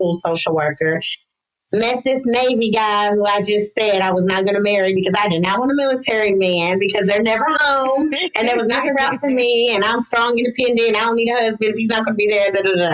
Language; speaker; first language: English; native; English